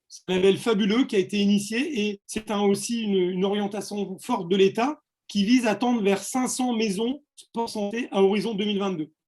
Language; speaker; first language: French; native; French